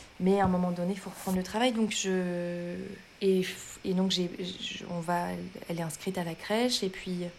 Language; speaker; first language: French; native; French